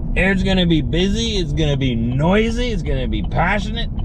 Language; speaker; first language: English; native; English